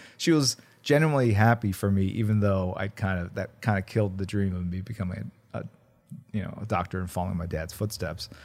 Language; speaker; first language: English; early bilingual, other home language; Korean